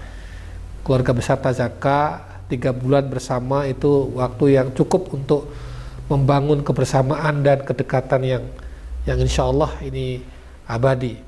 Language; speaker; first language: Indonesian; native; Indonesian